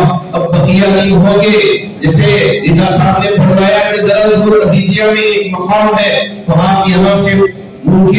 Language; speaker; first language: Urdu; native; Urdu